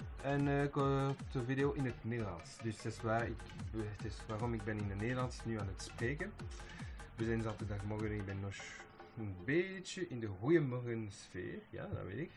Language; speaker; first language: Dutch; non-native, local second language; French